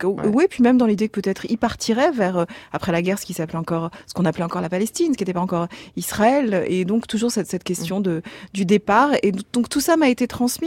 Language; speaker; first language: French; native; French